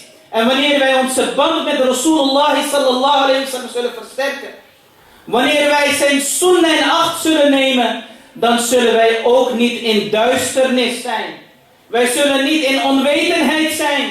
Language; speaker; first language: Dutch; early bilingual, other home language; Urdu